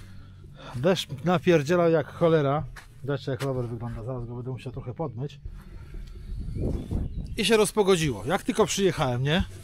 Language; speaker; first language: Polish; native; Polish